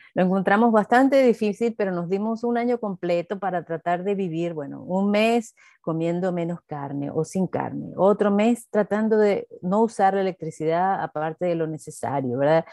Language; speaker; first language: Spanish; native; Spanish